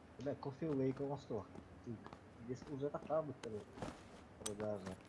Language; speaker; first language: Russian; non-native, local second language; Yakut